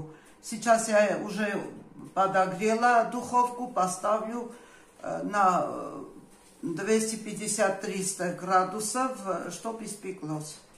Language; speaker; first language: Russian; non-native, local second language; Armenian